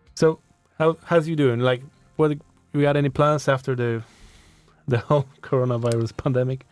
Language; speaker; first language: English; non-native, fluent; Polish